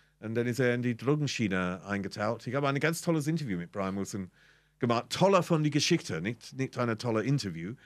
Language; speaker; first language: German; non-native, fluent; English